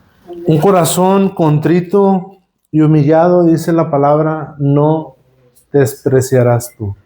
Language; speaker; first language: Spanish; native; Spanish